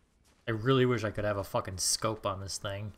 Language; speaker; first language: English; native; English